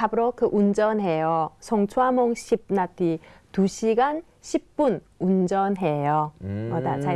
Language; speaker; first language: Thai; non-native, fluent; Korean